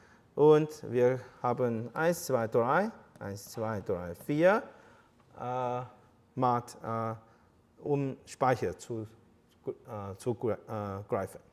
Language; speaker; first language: German; non-native, fluent; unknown